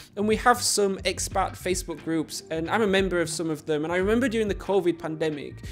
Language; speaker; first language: English; native; English